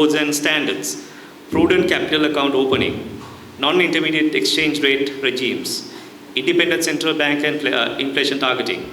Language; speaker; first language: English; non-native, local second language; Sinhala